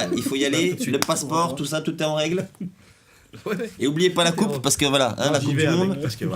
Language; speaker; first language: French; native; French